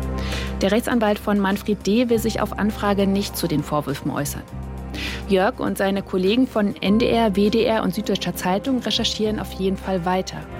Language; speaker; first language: German; native; German